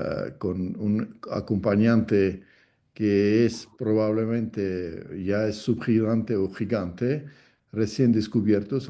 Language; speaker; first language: Spanish; non-native, fluent; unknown